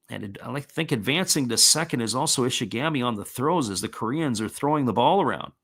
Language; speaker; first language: English; native; English